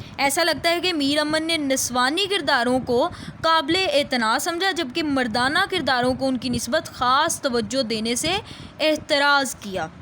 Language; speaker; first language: Urdu; native; Urdu